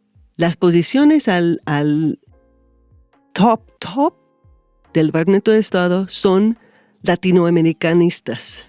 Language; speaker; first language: Spanish; non-native, fluent; English